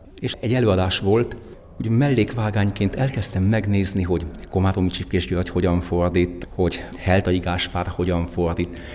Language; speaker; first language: Hungarian; native; Hungarian